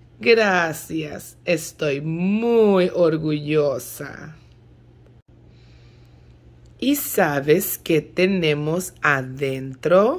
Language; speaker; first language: Spanish; early bilingual, heritage; Spanish